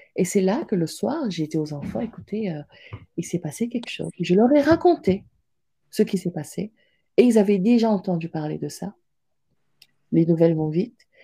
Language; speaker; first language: French; non-native, local second language; Wolof